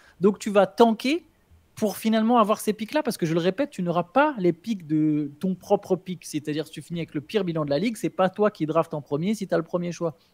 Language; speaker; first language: French; native; French